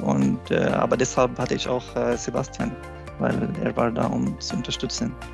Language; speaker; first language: German; non-native, fluent; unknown